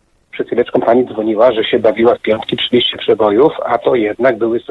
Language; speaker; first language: Polish; native; Polish